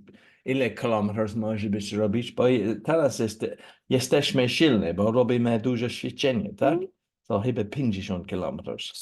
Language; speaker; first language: Polish; non-native, learner; English